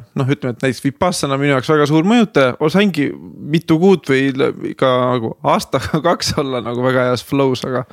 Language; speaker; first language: Estonian; native; Estonian